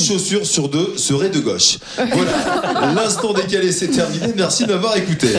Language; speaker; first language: French; native; French